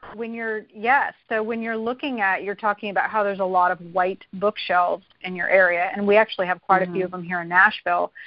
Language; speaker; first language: English; native; English